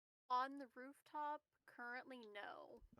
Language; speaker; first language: English; native; English